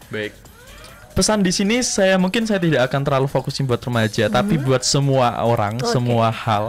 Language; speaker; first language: Indonesian; native; Indonesian